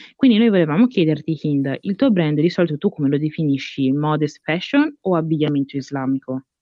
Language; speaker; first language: Italian; early bilingual, other home language; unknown